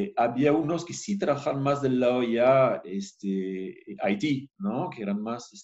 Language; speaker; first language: Spanish; non-native, fluent; French